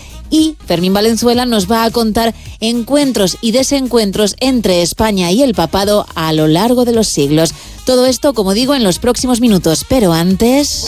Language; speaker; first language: Spanish; native; Spanish